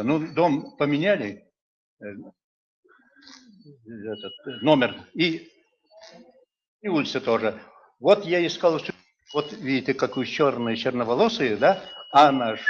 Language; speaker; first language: Russian; non-native, local second language; Bashkir